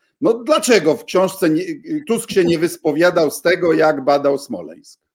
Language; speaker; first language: Polish; native; Polish